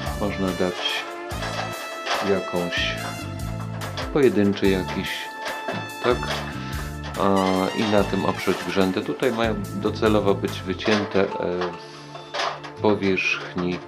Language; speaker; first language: Polish; native; Polish